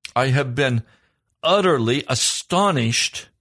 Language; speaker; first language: English; native; English